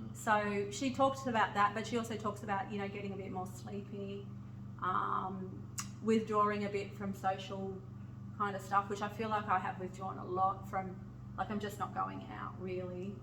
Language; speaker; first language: English; native; English